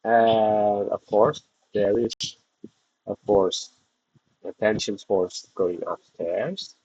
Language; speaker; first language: English; non-native, fluent; Indonesian